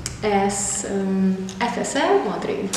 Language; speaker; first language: Spanish; non-native, learner; Hungarian